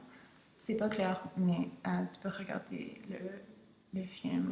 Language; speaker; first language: French; non-native, local second language; English